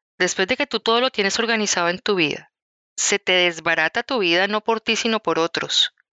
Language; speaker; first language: Spanish; native; Spanish